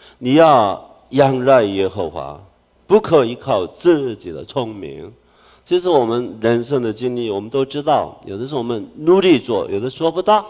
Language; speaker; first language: Chinese; non-native, fluent; Korean